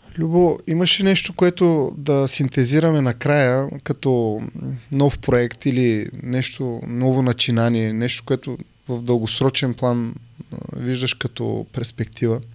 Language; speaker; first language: Bulgarian; native; Bulgarian